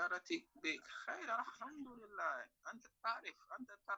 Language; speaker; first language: Arabic; non-native, fluent; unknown